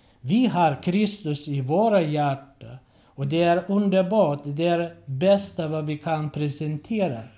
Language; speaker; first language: Swedish; non-native, learner; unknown